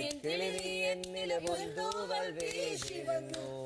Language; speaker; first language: Malayalam; native; Malayalam